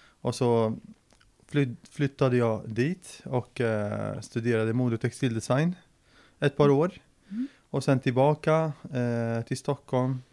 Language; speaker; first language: Swedish; early bilingual, other home language; Arabic